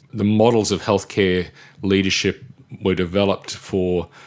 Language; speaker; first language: English; native; English